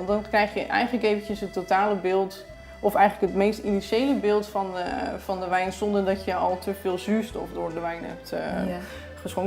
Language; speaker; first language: Dutch; native; Dutch